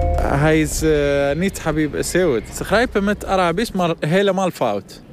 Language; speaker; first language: Dutch; non-native, learner; Arabic